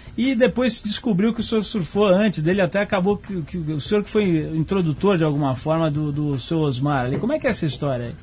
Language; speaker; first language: Portuguese; native; Portuguese